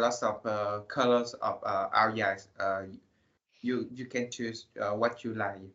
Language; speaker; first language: English; non-native, learner; Vietnamese